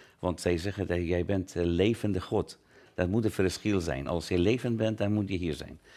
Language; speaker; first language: Dutch; non-native, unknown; Persian